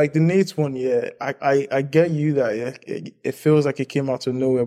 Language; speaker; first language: English; non-native, local second language; Yoruba